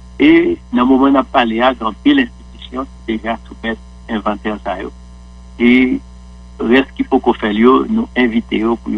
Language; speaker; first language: French; non-native, local second language; Haitian Creole